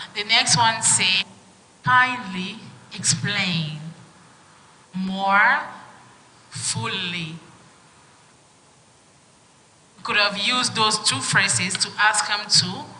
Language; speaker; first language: English; non-native, fluent; French